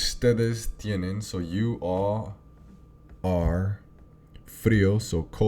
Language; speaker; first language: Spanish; non-native, learner; English